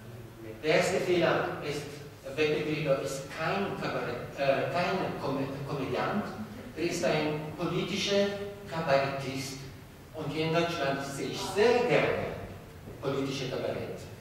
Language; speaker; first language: German; non-native, fluent; Italian